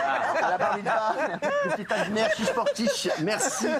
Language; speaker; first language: French; native; French